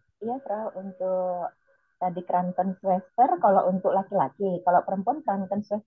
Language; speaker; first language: Indonesian; native; Indonesian